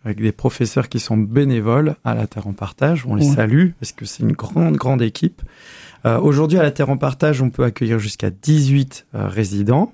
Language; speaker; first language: French; native; French